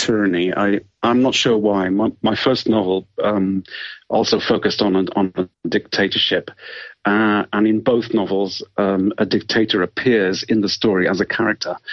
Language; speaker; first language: English; native; English